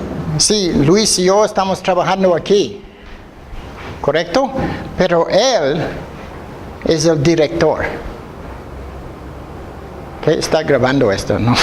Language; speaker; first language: Spanish; non-native, fluent; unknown